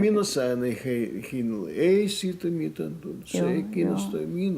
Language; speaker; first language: Finnish; non-native, learner; Russian